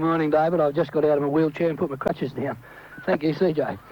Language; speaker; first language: English; native; English